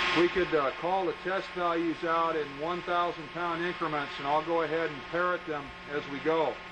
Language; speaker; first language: English; native; English